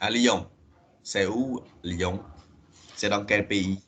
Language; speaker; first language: French; non-native, fluent; Khmer